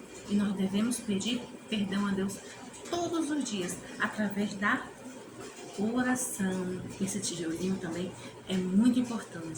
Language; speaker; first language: Portuguese; native; Portuguese